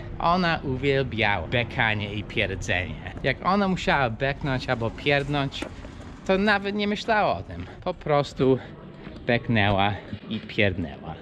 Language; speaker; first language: Polish; early bilingual, heritage; English